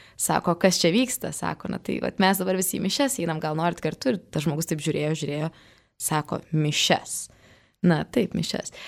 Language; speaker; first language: Lithuanian; native; Lithuanian